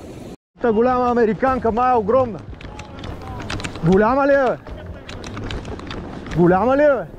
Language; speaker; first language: Bulgarian; native; Bulgarian